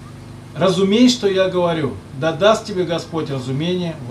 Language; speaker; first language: Russian; native; Russian